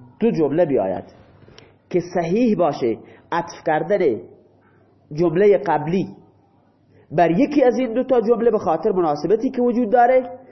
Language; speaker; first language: Persian; non-native, local second language; Baluchi